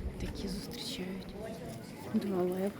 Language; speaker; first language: Ukrainian; native; Ukrainian